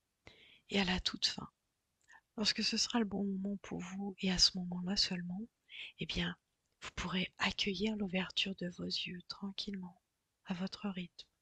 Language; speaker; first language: French; native; French